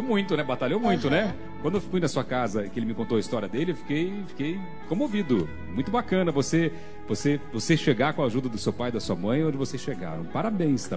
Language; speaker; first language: Portuguese; native; Portuguese